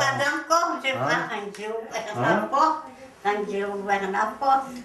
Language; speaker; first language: French; non-native, learner; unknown